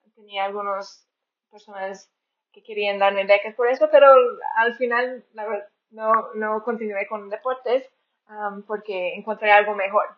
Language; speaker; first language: Spanish; non-native, fluent; English